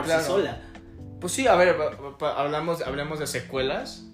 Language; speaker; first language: Spanish; native; Spanish